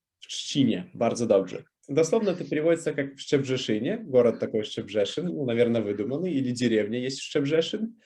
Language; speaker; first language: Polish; non-native, fluent; Russian